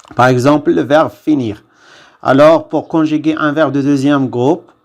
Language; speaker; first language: French; non-native, local second language; Arabic